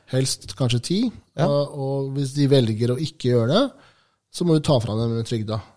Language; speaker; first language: Norwegian; early bilingual, other home language; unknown